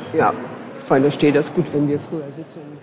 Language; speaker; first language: German; native; German